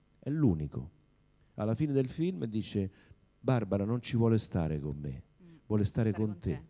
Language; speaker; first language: Italian; native; Italian